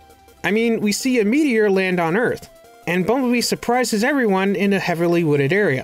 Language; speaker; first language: English; native; English